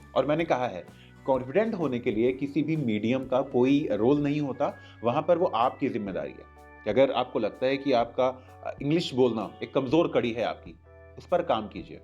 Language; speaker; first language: Hindi; native; Hindi